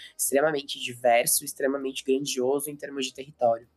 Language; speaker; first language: Portuguese; native; Portuguese